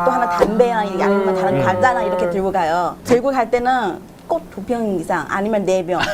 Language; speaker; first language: Korean; non-native, fluent; Chinese